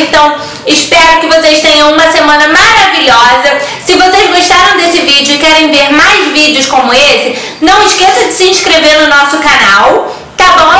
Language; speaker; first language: Portuguese; native; Portuguese